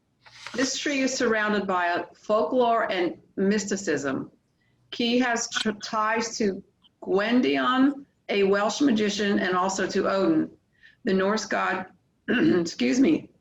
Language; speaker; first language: English; native; English